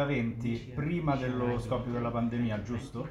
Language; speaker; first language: Italian; native; Italian